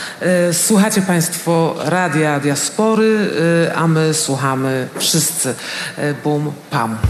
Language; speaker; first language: Polish; native; Polish